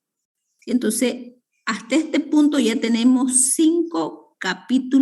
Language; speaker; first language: Spanish; native; Spanish